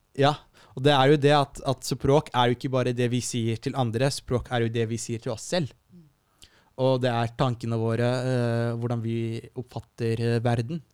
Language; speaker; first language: Norwegian; non-native, fluent; Arabic